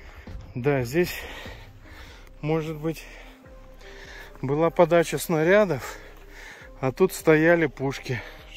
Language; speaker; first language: Russian; native; Russian